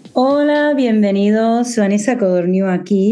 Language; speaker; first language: Spanish; early bilingual, heritage; Spanish